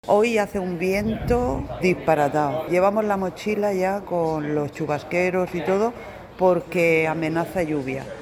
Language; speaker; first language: Spanish; native; Spanish